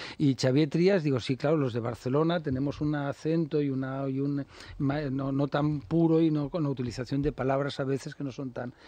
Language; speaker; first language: Spanish; native; Spanish